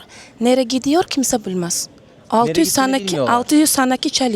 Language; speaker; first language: Turkish; non-native, learner; Uzbek